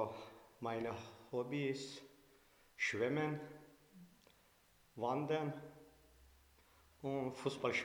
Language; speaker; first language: German; non-native, learner; Turkish